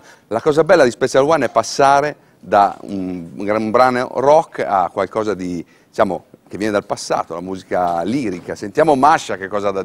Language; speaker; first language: Italian; native; Italian